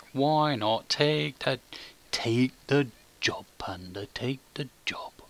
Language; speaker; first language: English; native; English